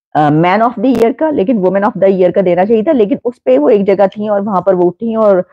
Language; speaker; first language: Hindi; native; Hindi